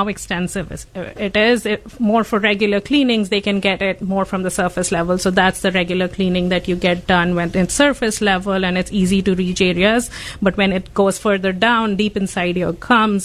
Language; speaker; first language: English; non-native, local second language; Hindi